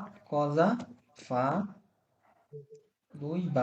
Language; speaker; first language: Italian; non-native, fluent; Bangla